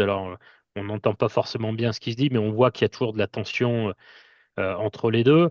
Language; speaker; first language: French; native; French